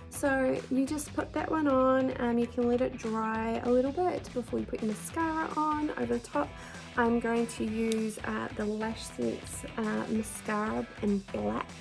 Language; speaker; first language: English; native; English